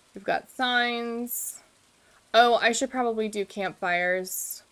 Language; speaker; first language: English; native; English